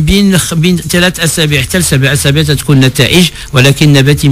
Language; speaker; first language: Arabic; native; Arabic